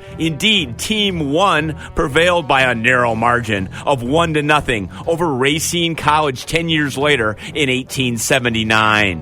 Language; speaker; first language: English; native; English